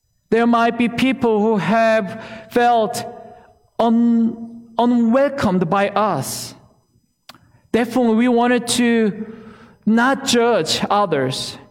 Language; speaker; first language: English; non-native, fluent; Korean